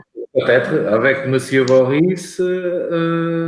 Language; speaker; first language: French; non-native, learner; Portuguese